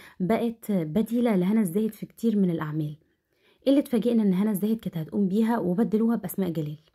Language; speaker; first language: Arabic; native; Arabic